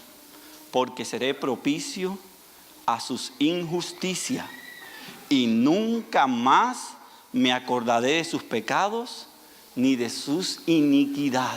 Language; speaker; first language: Spanish; native; Spanish